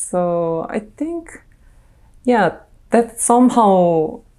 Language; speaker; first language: English; non-native, fluent; Korean